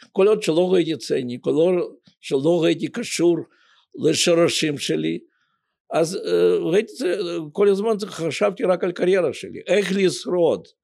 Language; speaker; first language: Hebrew; non-native, fluent; Russian